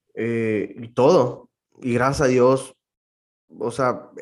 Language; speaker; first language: Spanish; native; Spanish